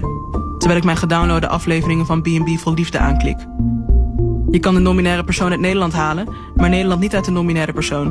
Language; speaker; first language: Dutch; native; Dutch